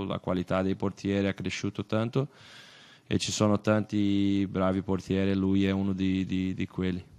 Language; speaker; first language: Italian; non-native, fluent; Portuguese